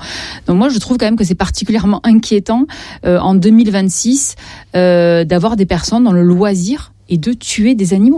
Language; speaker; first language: French; native; French